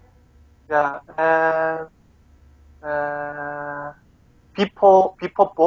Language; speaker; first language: English; non-native, learner; Korean